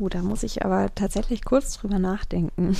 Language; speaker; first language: German; native; German